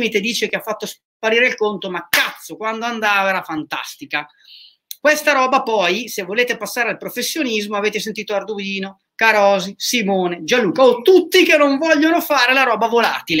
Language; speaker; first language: Italian; native; Italian